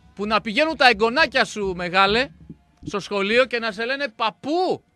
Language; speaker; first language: Greek; native; Greek